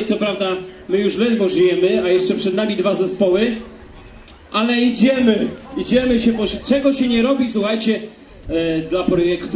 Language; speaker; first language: Polish; native; Polish